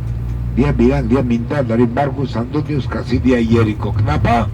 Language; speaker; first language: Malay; non-native, fluent; Hebrew